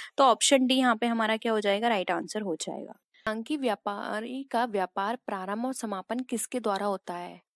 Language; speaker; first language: Hindi; native; Hindi